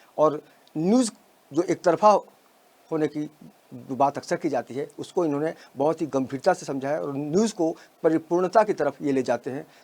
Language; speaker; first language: Hindi; native; Hindi